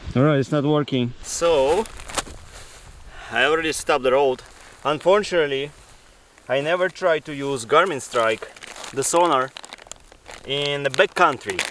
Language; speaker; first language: English; non-native, learner; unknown